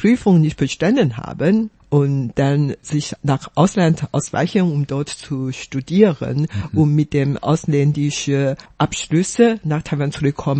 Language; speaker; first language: German; non-native, fluent; Chinese